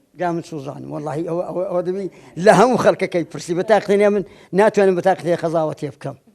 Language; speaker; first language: Central Kurdish; native; Central Kurdish